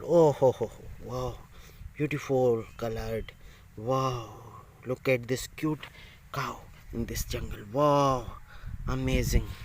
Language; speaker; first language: English; non-native, learner; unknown